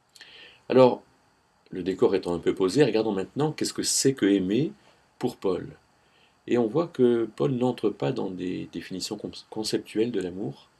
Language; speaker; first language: French; native; French